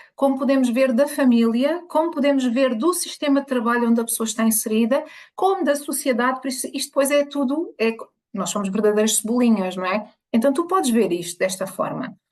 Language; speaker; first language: Portuguese; early bilingual, other home language; Spanish